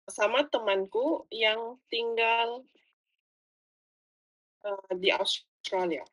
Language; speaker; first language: Indonesian; non-native, fluent; English